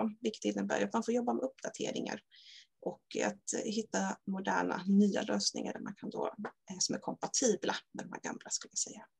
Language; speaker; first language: Swedish; native; Swedish